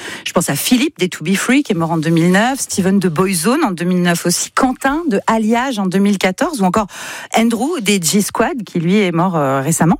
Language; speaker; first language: French; native; French